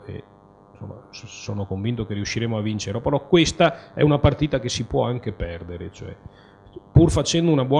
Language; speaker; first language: Italian; native; Italian